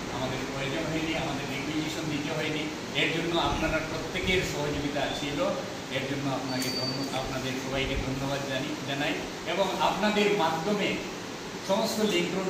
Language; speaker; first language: Bangla; native; Bangla